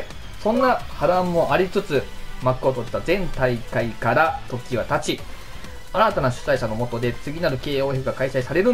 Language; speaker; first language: Japanese; native; Japanese